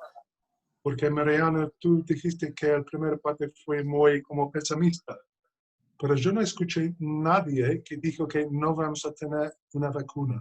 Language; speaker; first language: Spanish; non-native, fluent; English